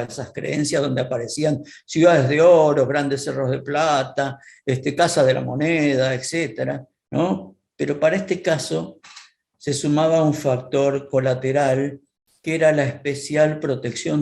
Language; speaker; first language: Spanish; native; Spanish